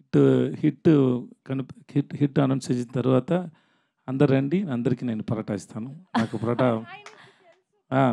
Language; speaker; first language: Telugu; non-native, learner; Tamil